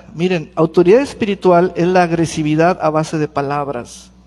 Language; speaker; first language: Spanish; native; Spanish